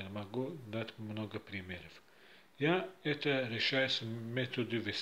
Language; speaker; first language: Russian; non-native, fluent; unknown